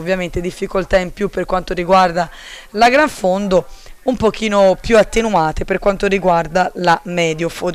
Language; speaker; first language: Italian; native; Italian